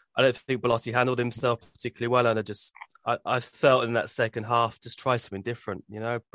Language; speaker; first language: English; native; English